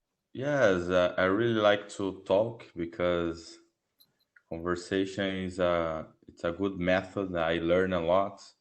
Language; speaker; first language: English; non-native, learner; Portuguese